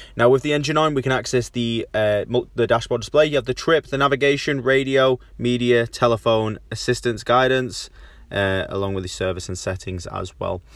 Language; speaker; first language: English; native; English